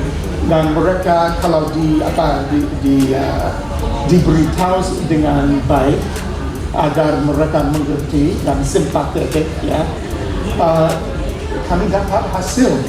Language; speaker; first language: Indonesian; non-native, fluent; English